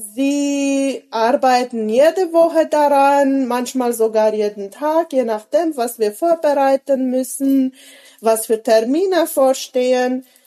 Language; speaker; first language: German; native; German